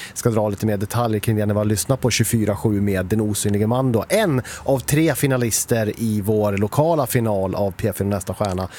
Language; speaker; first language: Swedish; native; Swedish